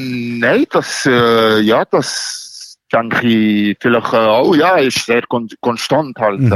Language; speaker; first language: German; non-native, local second language; French